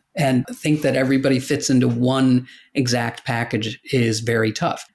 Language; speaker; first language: English; native; English